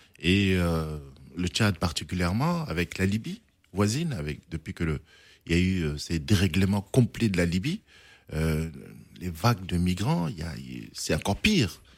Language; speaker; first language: French; non-native, local second language; Arabic